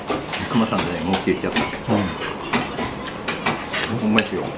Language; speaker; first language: Japanese; native; Japanese